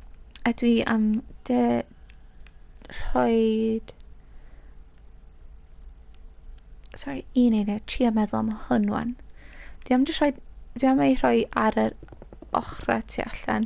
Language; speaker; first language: Welsh; native; Welsh